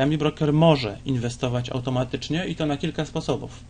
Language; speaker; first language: Polish; native; Polish